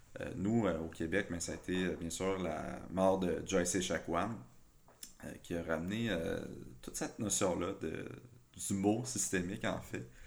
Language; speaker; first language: French; native; French